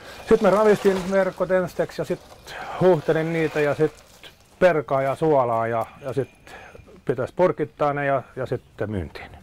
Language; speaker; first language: Finnish; non-native, local second language; Swedish